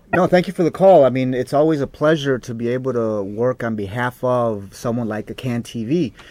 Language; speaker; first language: English; early bilingual, other home language; Spanish